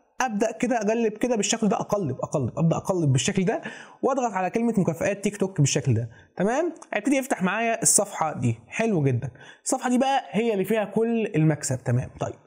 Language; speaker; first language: Arabic; native; Arabic